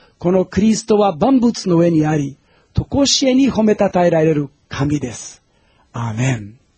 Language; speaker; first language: Japanese; non-native, fluent; Portuguese